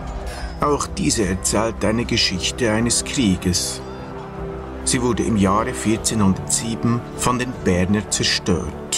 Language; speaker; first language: German; native; German